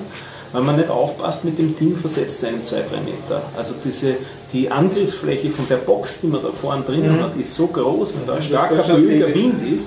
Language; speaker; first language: German; native; German